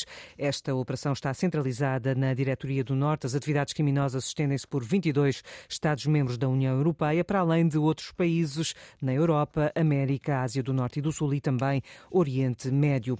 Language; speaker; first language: Portuguese; native; Portuguese